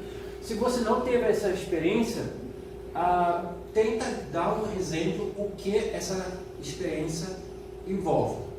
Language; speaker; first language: Portuguese; non-native, fluent; German